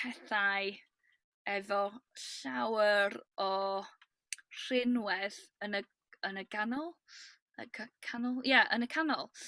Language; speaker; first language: Welsh; non-native, learner; English